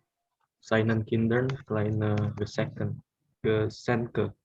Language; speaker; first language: German; non-native, learner; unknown